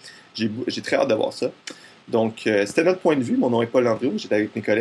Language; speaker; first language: French; native; French